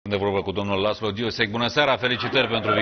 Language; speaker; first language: Romanian; native; Romanian